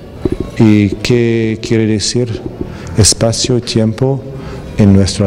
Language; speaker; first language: Spanish; non-native, fluent; English